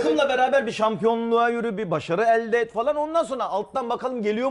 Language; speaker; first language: Turkish; native; Turkish